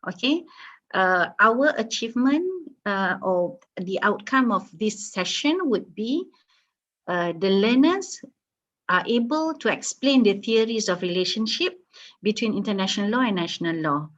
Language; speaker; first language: English; non-native, local second language; Malay